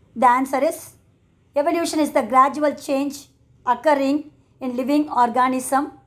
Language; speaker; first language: English; non-native, local second language; Tamil